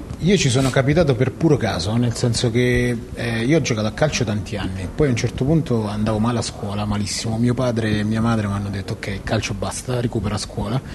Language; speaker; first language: Italian; native; Italian